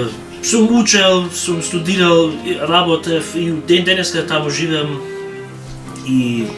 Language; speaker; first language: Macedonian; early bilingual, heritage; Macedonian